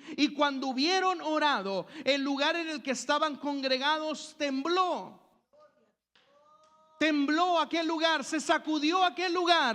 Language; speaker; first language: Spanish; native; Spanish